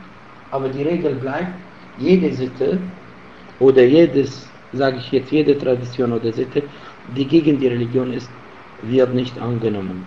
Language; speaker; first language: German; non-native, fluent; Arabic